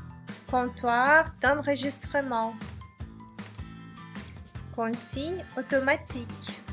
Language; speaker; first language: French; non-native, fluent; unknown